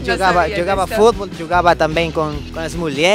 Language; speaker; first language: Spanish; native; Spanish